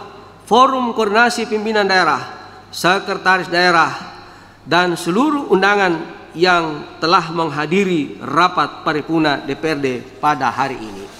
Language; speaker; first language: Indonesian; native; Indonesian